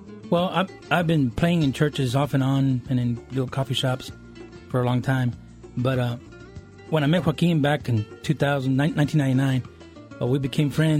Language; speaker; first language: English; early bilingual, other home language; Spanish